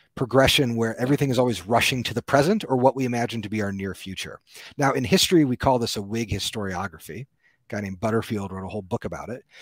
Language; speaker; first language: English; native; English